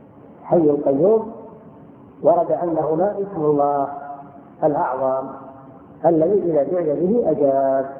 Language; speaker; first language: Arabic; native; Arabic